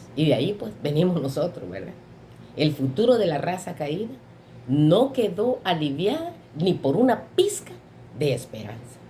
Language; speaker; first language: Spanish; native; Spanish